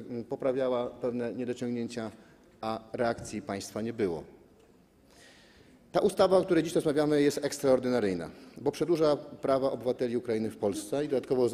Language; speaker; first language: Polish; native; Polish